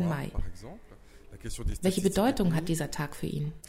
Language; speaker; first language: German; non-native, fluent; French